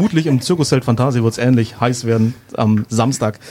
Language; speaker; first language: German; native; German